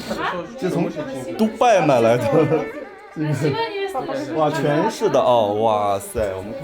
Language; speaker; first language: Chinese; native; Chinese